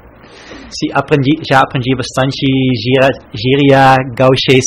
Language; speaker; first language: Portuguese; non-native, learner; Dutch